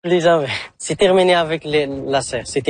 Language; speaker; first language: French; non-native, fluent; Arabic